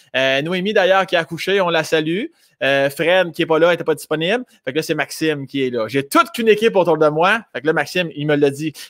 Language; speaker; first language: French; native; French